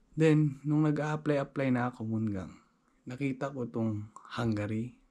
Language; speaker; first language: Filipino; native; Filipino